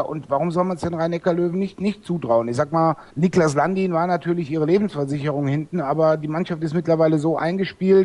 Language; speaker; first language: German; native; German